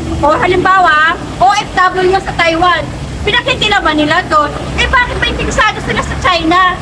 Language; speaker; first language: Filipino; non-native, local second language; Hiligaynon